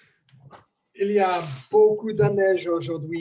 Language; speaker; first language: French; non-native, learner; English